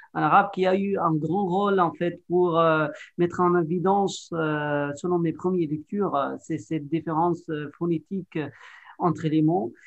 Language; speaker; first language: French; non-native, fluent; Arabic